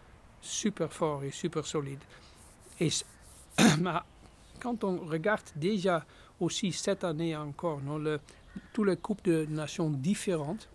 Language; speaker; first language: French; non-native, fluent; Dutch